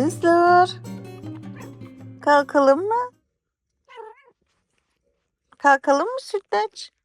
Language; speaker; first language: Turkish; native; Turkish